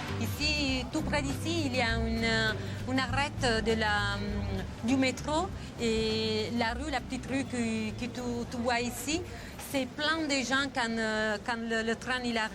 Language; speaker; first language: French; non-native, fluent; Italian